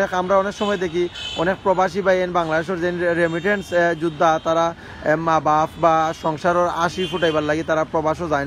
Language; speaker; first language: Bangla; native; Bangla